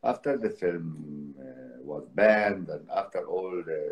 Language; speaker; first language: English; non-native, fluent; Arabic